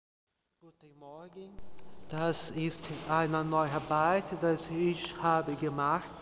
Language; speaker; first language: German; non-native, learner; Portuguese